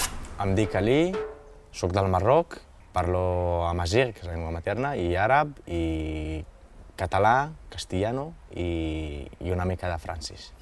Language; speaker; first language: Catalan; non-native, fluent; Berber languages